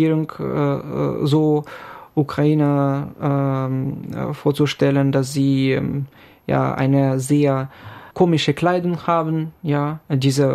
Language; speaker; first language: German; non-native, fluent; Ukrainian